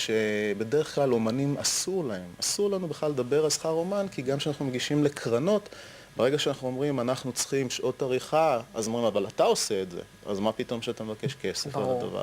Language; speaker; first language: Hebrew; native; Hebrew